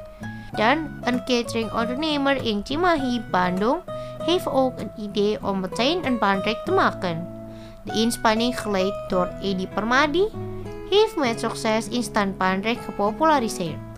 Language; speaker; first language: Dutch; non-native, fluent; Indonesian